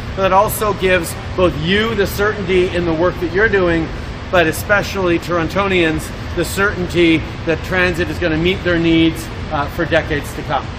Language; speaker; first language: English; early bilingual, other home language; French